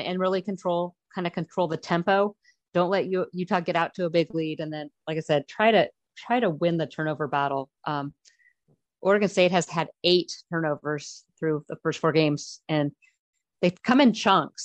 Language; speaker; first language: English; native; English